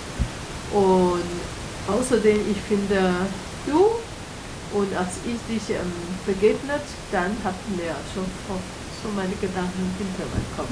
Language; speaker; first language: German; non-native, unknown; Chinese